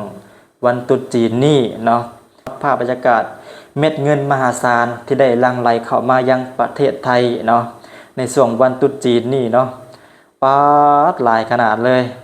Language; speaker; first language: Thai; non-native, local second language; Northeastern Thai